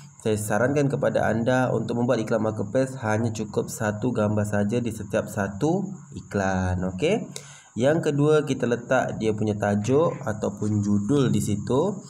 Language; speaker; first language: Malay; non-native, learner; Indonesian